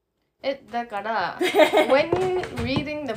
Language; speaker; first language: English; non-native, fluent; Japanese